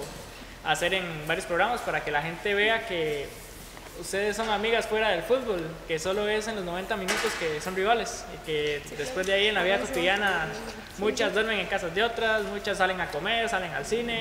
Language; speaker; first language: Spanish; native; Spanish